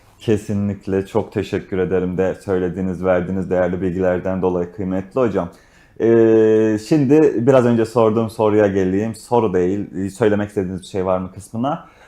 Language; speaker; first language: Turkish; native; Turkish